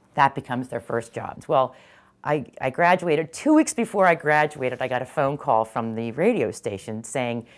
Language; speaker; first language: English; native; English